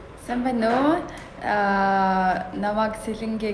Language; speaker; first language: Mongolian; early bilingual, heritage; Mongolian